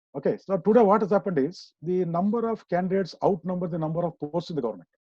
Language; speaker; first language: English; non-native, local second language; Kannada